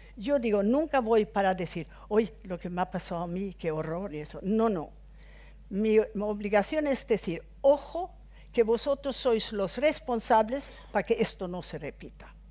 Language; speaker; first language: Spanish; non-native, fluent; Swedish